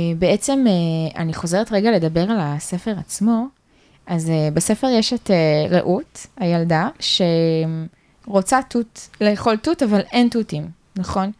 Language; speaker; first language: Hebrew; native; Hebrew